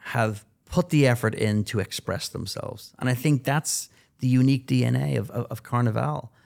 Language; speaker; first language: English; native; English